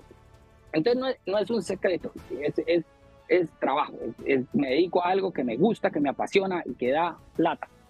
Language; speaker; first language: Spanish; native; Spanish